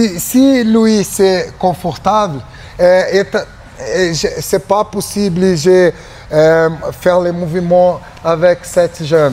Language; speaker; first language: French; non-native, learner; Portuguese